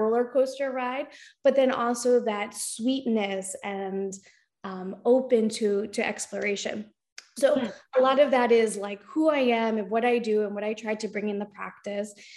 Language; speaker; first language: English; native; English